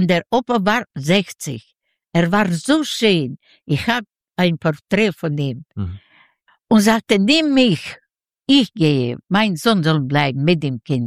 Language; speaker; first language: German; non-native, learner; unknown